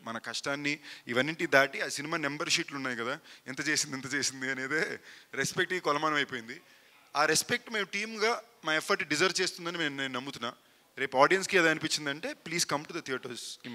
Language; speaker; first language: Telugu; native; Telugu